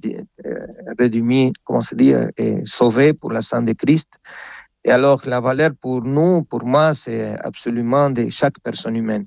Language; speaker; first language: French; non-native, fluent; Spanish